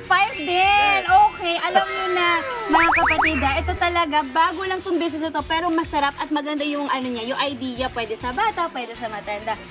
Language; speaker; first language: Filipino; native; Filipino